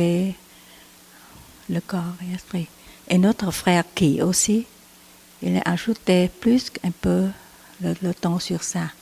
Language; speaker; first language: French; non-native, learner; Vietnamese